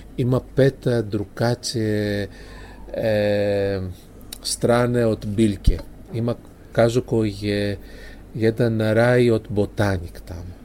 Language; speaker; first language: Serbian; non-native, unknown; Greek